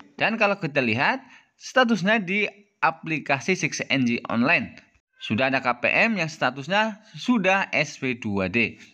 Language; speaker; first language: Indonesian; native; Indonesian